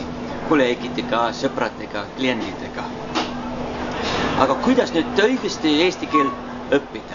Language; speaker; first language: Estonian; non-native, learner; Dutch